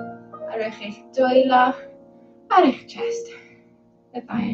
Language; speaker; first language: Welsh; non-native, local second language; English